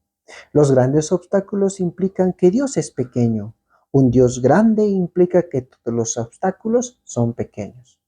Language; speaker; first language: Spanish; native; Spanish